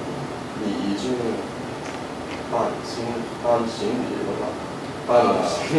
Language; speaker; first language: Chinese; non-native, learner; English